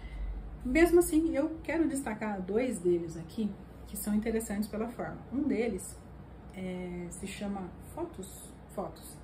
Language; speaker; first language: Portuguese; native; Portuguese